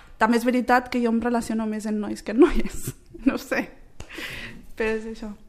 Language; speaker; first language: Catalan; early bilingual, other home language; Arabic